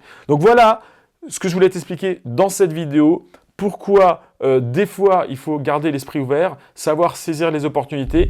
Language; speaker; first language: French; native; French